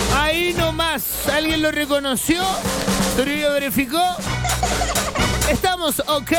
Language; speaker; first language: Spanish; native; Spanish